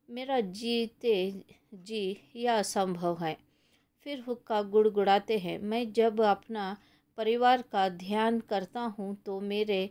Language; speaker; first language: Hindi; non-native, local second language; Kannada